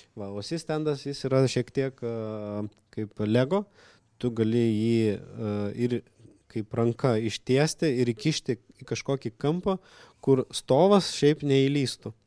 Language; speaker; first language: Lithuanian; non-native, local second language; Russian